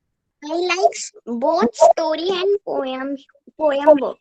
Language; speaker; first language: English; non-native, learner; Hindi